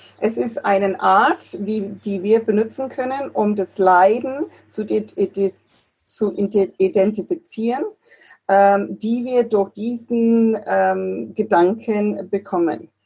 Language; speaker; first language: German; non-native, fluent; English